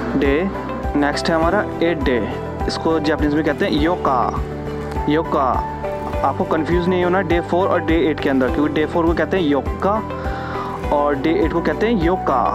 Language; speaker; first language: Hindi; native; Hindi